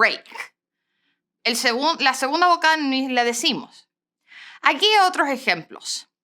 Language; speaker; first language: Spanish; non-native, fluent; English